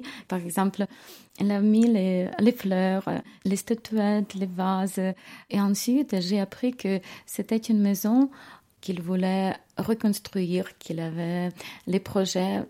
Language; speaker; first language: French; non-native, learner; Ukrainian